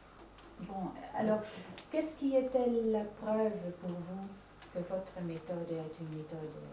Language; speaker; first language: French; non-native, fluent; Dutch